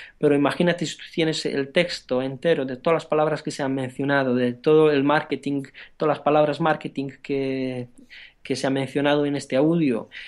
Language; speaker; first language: Spanish; non-native, fluent; Romanian